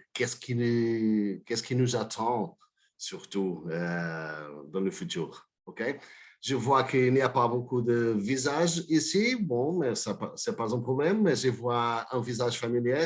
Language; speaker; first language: French; non-native, fluent; Portuguese